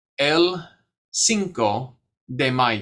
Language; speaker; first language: Spanish; non-native, fluent; English